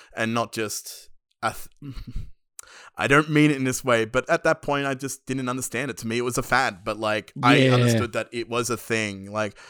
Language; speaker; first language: English; native; English